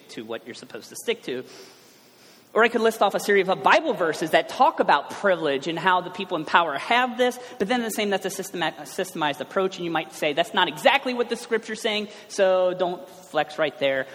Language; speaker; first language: English; native; English